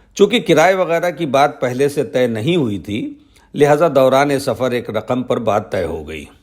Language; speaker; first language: Urdu; native; Urdu